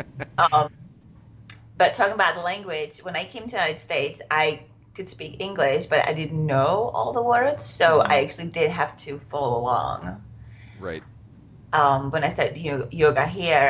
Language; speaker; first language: English; non-native, fluent; Czech